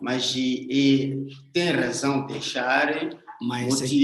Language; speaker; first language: Portuguese; non-native, learner; Swahili